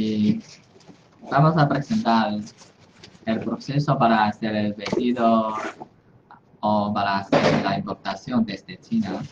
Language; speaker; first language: Spanish; non-native, fluent; Chinese